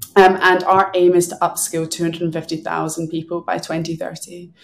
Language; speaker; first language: English; native; English